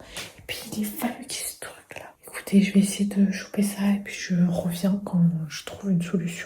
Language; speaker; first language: French; native; French